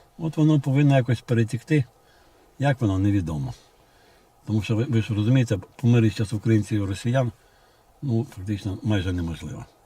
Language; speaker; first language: Ukrainian; non-native, local second language; Russian